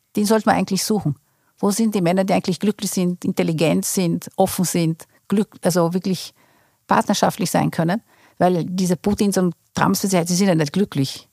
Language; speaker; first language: German; non-native, fluent; Portuguese